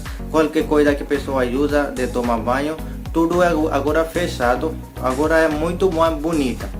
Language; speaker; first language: Portuguese; non-native, learner; Hindi